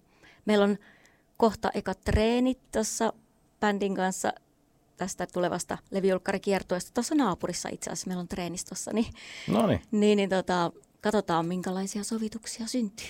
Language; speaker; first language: Finnish; native; Finnish